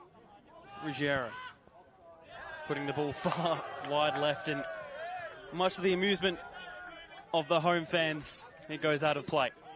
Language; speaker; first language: English; native; English